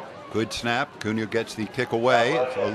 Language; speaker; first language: English; native; English